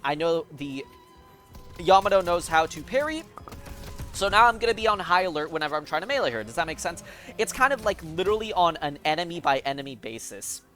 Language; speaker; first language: English; native; English